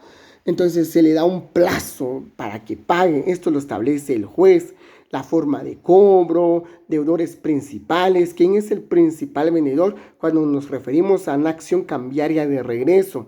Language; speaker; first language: Spanish; native; Spanish